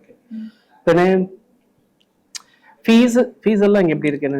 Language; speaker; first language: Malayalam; non-native, fluent; Tamil